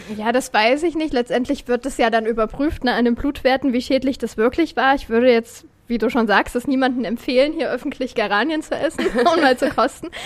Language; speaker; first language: German; native; German